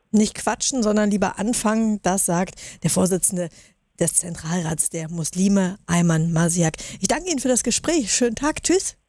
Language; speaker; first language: German; native; German